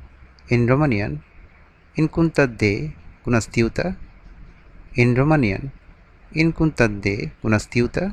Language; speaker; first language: Romanian; non-native, learner; Bangla